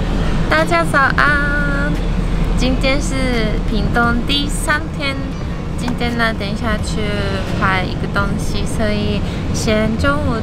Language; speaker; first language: Chinese; non-native, fluent; Japanese